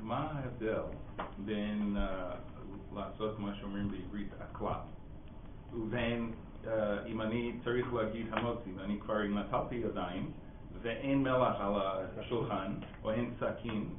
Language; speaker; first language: Hebrew; non-native, learner; English